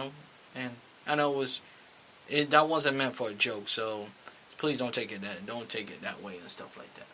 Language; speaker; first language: English; native; English